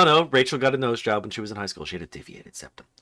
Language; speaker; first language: English; native; English